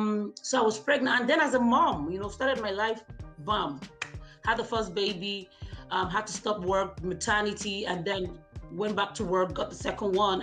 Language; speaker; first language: English; non-native, local second language; Igbo